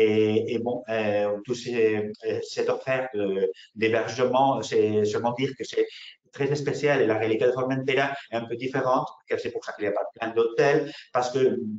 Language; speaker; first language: French; non-native, fluent; Spanish